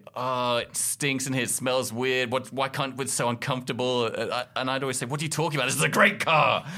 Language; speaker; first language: English; native; English